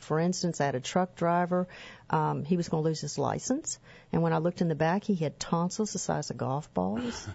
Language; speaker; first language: English; native; English